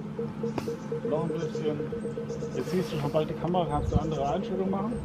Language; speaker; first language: German; native; German